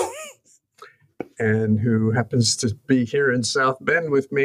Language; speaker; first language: English; native; English